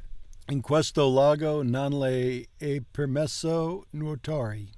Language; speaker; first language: Italian; non-native, learner; English